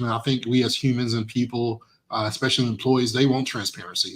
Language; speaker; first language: English; native; English